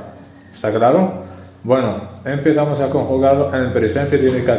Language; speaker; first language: Spanish; non-native, fluent; Arabic